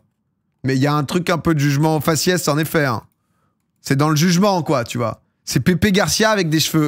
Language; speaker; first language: French; native; French